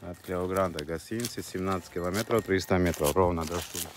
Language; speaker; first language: Russian; non-native, fluent; Georgian